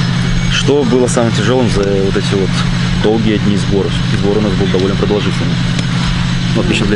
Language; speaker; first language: Russian; native; Russian